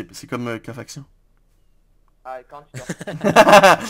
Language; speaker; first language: French; native; French